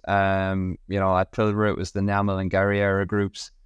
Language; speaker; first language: English; native; English